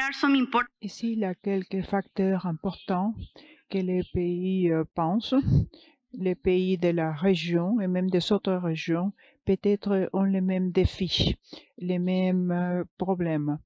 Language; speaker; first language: French; non-native, fluent; English